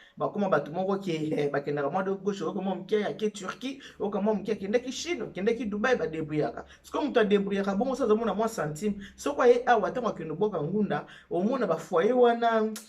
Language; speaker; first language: Lingala; native; Lingala